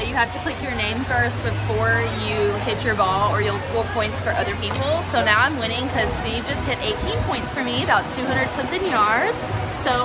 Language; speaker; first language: English; native; English